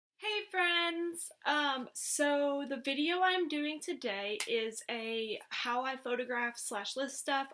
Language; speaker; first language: English; native; English